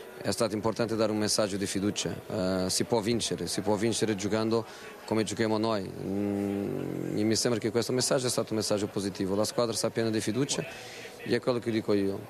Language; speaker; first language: Italian; non-native, fluent; Portuguese